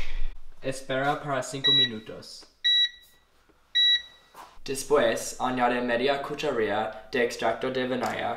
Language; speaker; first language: Spanish; non-native, learner; English